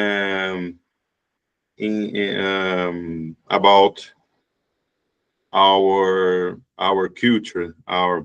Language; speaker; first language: English; non-native, learner; Portuguese